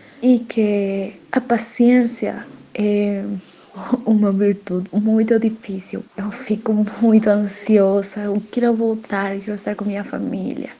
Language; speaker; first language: Portuguese; non-native, learner; Spanish